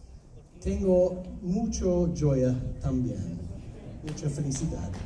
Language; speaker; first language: Spanish; non-native, learner; Italian